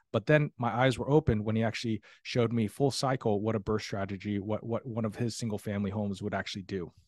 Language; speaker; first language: English; native; English